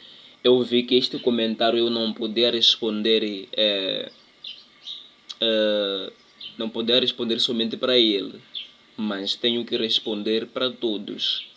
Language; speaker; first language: Portuguese; non-native, local second language; Tsonga